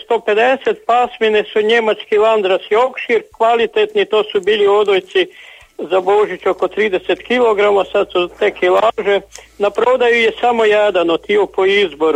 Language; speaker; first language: Croatian; native; Croatian